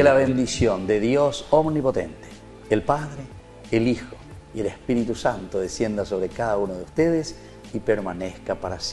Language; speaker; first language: Spanish; native; Spanish